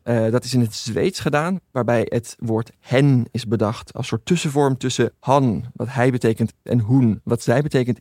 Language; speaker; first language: Dutch; native; Dutch